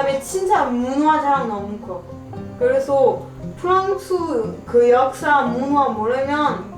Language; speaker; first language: Korean; non-native, learner; French